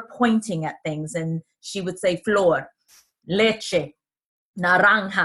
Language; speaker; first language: English; native; English